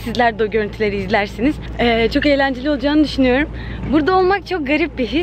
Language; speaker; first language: Turkish; native; Turkish